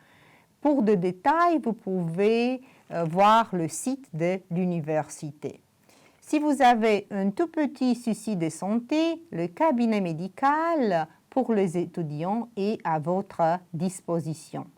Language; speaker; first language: French; non-native, fluent; Romanian